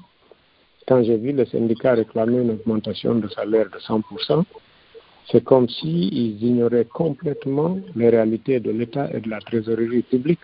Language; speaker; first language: French; non-native, local second language; Fula